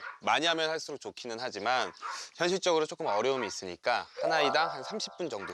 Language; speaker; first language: Korean; native; Korean